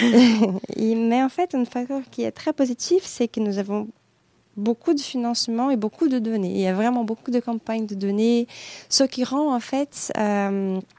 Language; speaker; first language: French; non-native, fluent; Portuguese